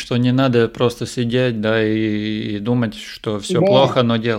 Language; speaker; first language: Russian; non-native, local second language; Latvian